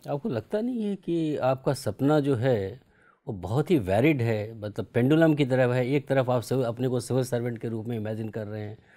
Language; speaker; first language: Hindi; native; Hindi